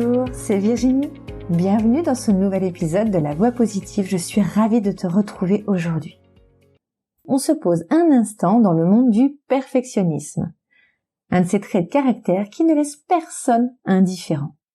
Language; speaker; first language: French; native; French